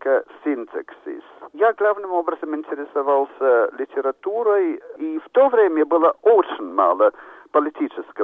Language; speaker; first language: Russian; non-native, fluent; English